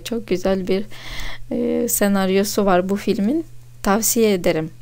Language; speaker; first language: Turkish; non-native, fluent; Russian